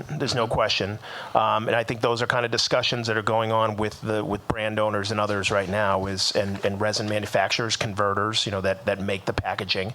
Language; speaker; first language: English; native; English